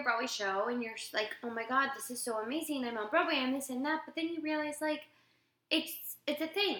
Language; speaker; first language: English; native; English